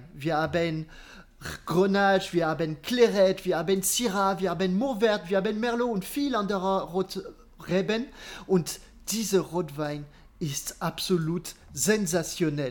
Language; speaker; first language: German; non-native, learner; French